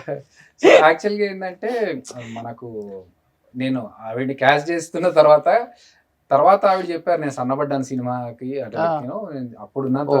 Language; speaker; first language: Telugu; native; Telugu